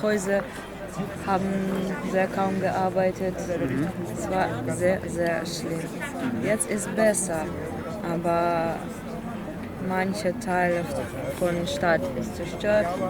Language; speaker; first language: German; non-native, learner; Ukrainian